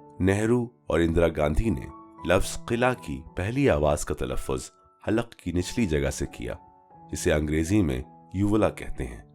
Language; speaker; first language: Urdu; native; Urdu